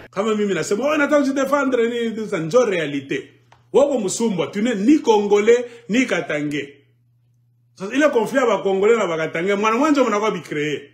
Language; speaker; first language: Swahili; native; Swahili